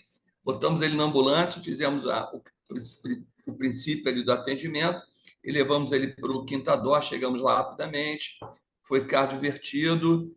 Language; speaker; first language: Portuguese; native; Portuguese